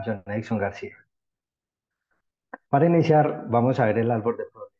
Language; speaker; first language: Spanish; native; Spanish